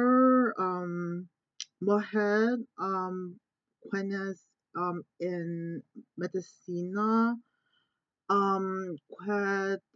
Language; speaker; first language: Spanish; non-native, learner; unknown